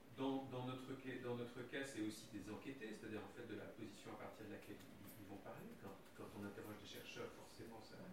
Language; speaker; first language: French; native; French